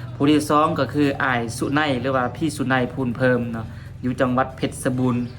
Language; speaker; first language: Lao; native; Lao